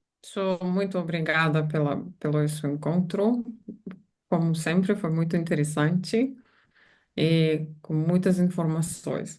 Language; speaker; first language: Portuguese; non-native, fluent; Belarusian